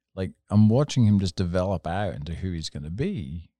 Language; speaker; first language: English; native; English